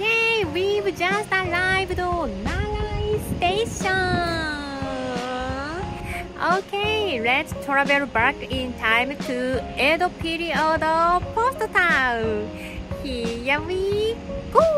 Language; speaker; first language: English; non-native, learner; Japanese